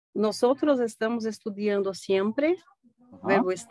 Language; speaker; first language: Spanish; non-native, learner; Portuguese